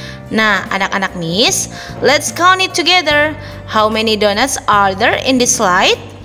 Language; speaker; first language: English; non-native, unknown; Indonesian